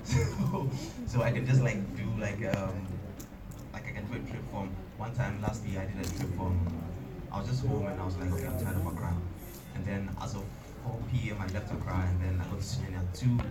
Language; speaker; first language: English; non-native, local second language; Ga